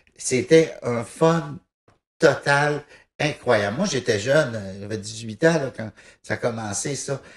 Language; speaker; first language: French; native; French